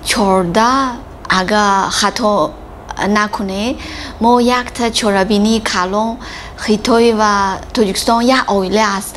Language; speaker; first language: Persian; non-native, learner; Chinese